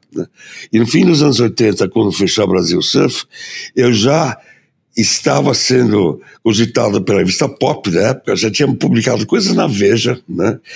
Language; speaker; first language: Portuguese; early bilingual, other home language; German